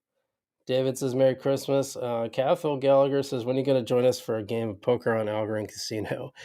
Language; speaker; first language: English; native; English